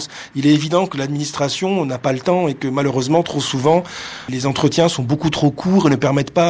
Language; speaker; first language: French; native; French